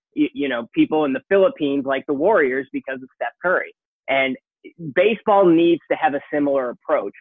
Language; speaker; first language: English; native; English